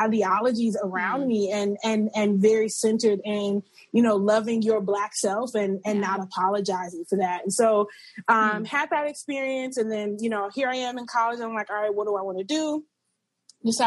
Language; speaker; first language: English; native; English